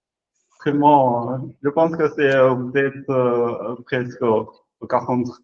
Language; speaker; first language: French; non-native, learner; Chinese